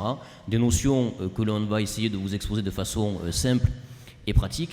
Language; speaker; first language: French; native; French